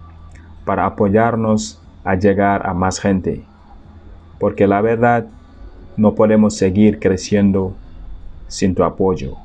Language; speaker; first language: Spanish; non-native, fluent; Wolof